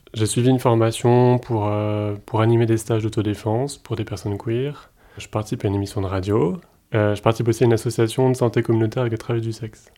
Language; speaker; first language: French; native; French